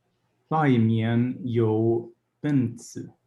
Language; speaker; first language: Chinese; non-native, learner; English